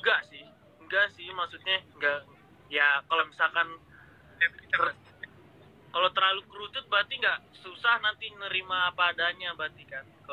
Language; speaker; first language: Indonesian; native; Indonesian